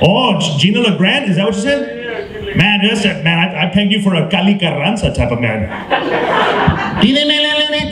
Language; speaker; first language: English; early bilingual, other home language; Spanish